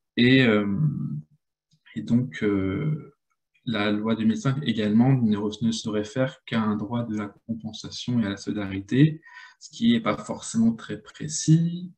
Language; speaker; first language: French; native; French